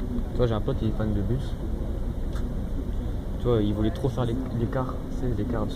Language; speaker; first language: French; native; French